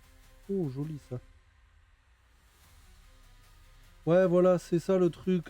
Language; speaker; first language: French; native; French